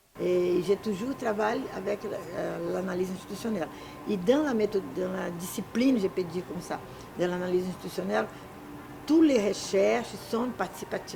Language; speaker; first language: French; non-native, fluent; Portuguese